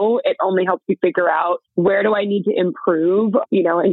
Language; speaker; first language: English; native; English